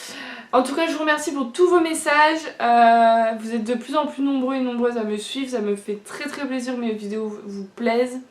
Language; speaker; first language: French; native; French